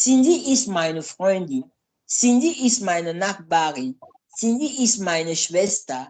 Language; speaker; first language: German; non-native, learner; French